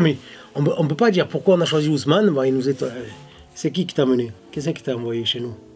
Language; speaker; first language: French; native; French